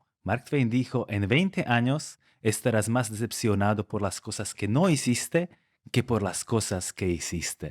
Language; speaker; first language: Spanish; non-native, fluent; Slovak